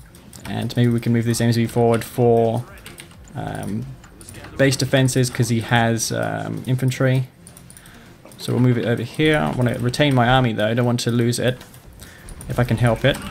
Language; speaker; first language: English; native; English